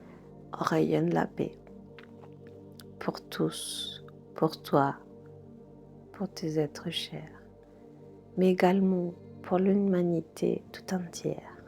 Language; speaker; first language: French; non-native, fluent; Spanish